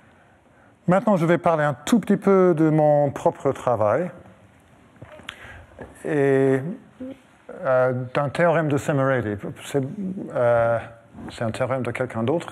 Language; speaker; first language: French; non-native, fluent; English